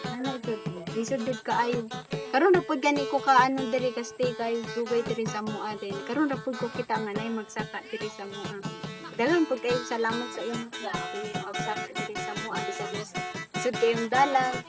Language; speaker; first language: Cebuano; non-native, local second language; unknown